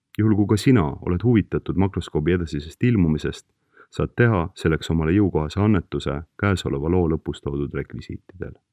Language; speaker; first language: Estonian; native; Estonian